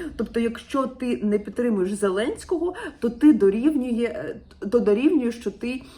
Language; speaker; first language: Ukrainian; non-native, local second language; Russian